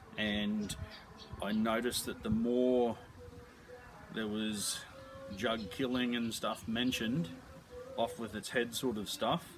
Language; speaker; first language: English; native; English